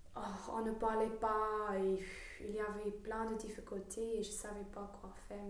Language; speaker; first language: French; non-native, fluent; English